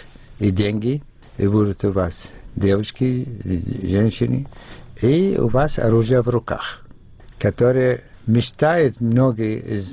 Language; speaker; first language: Russian; non-native, fluent; Arabic